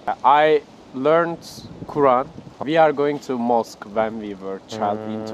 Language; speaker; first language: English; non-native, learner; Turkish